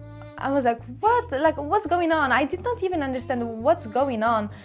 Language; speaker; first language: English; non-native, local second language; Arabic